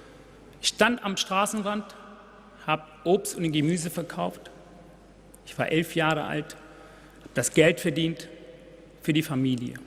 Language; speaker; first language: German; non-native, fluent; Tamil